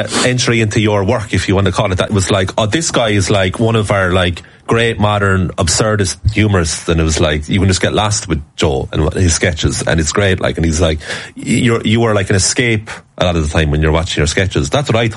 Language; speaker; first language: English; native; English